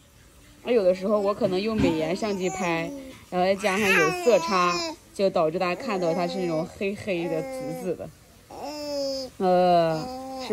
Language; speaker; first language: Chinese; native; Chinese